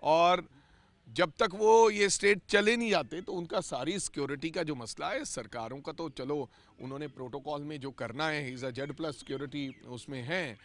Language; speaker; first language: Hindi; non-native, local second language; Punjabi